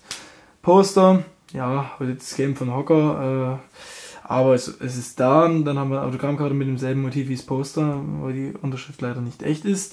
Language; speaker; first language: German; native; German